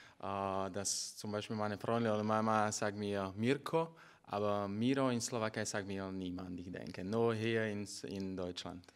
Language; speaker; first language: German; non-native, learner; Slovak